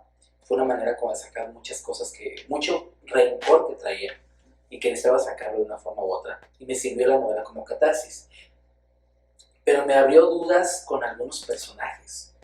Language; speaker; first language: Spanish; native; Spanish